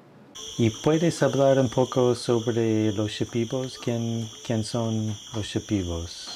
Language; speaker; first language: Spanish; non-native, fluent; English